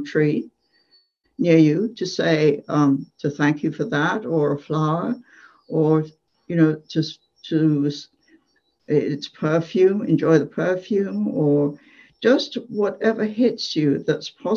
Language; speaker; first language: English; native; English